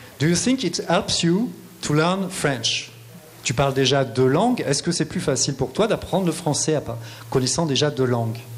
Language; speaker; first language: French; native; French